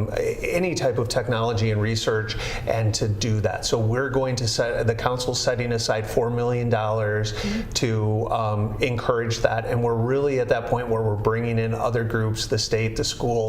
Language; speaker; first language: English; native; English